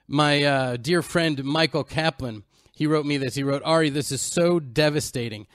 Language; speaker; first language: English; native; English